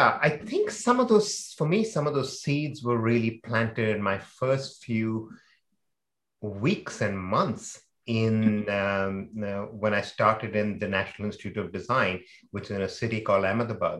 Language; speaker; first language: English; non-native, local second language; Hindi